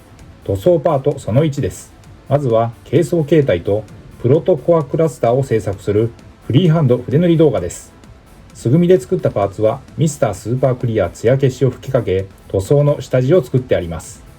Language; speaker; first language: Japanese; native; Japanese